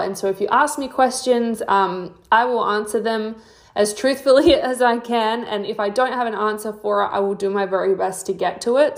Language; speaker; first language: English; native; English